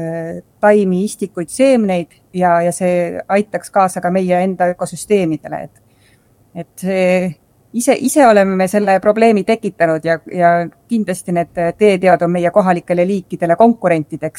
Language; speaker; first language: Estonian; native; Estonian